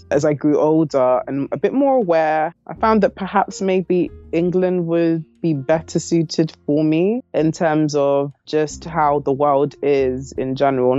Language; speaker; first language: English; native; English